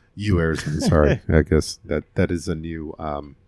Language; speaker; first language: English; early bilingual, other home language; Hindi